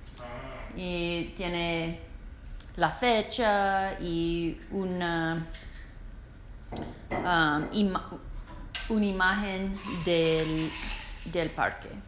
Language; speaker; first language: Spanish; non-native, learner; English